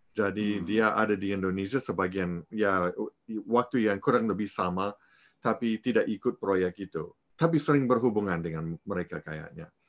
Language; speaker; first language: Indonesian; non-native, fluent; English